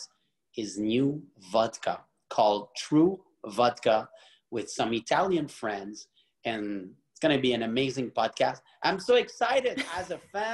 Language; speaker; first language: English; non-native, fluent; French